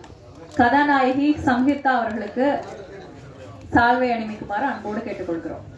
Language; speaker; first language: Tamil; native; Tamil